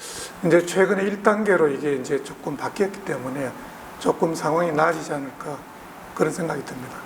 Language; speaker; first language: Korean; native; Korean